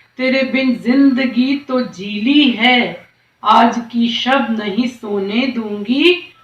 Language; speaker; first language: Hindi; native; Hindi